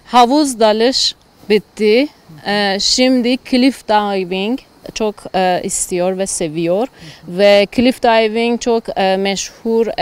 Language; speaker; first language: Turkish; non-native, learner; Persian